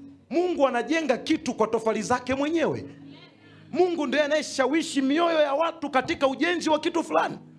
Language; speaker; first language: Swahili; native; Swahili